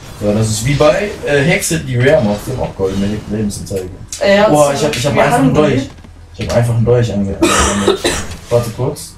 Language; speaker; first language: German; native; German